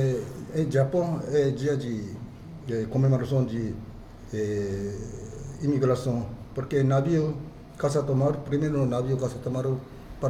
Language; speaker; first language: Portuguese; non-native, fluent; Japanese